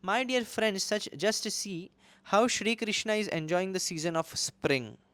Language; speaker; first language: English; non-native, local second language; Hindi